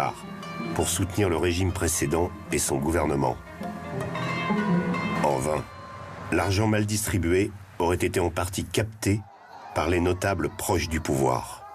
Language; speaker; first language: French; native; French